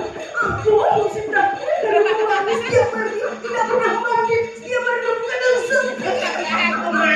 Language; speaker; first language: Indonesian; non-native, local second language; Javanese